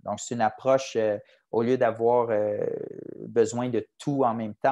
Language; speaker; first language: French; native; French